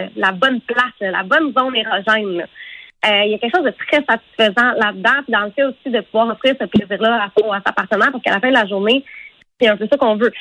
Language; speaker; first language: French; native; French